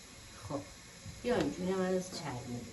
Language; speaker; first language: Persian; native; Persian